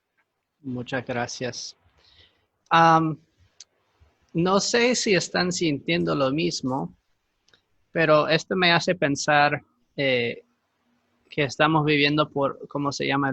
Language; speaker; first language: Spanish; non-native, fluent; English